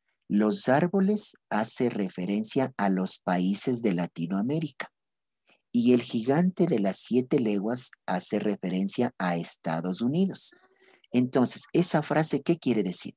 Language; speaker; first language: Spanish; native; Spanish